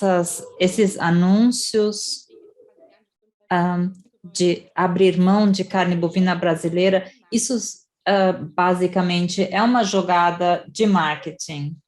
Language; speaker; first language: Portuguese; non-native, fluent; German